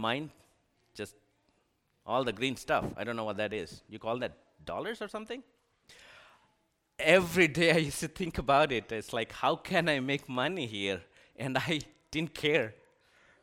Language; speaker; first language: English; non-native, local second language; Telugu